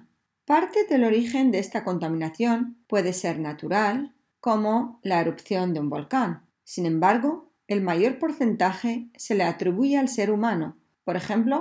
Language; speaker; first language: Spanish; native; Spanish